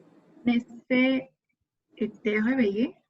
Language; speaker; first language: French; non-native, learner; Spanish